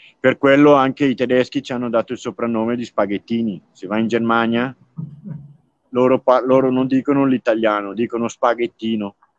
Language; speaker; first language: Italian; native; Italian